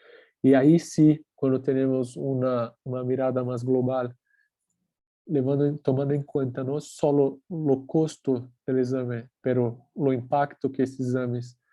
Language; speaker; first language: Spanish; non-native, fluent; Portuguese